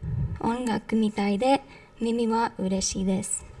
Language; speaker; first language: Japanese; non-native, learner; English